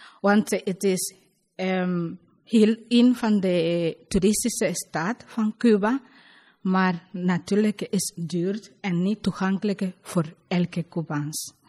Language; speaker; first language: Dutch; non-native, learner; Spanish